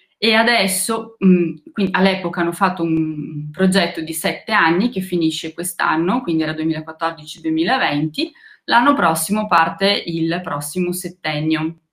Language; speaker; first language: Italian; non-native, fluent; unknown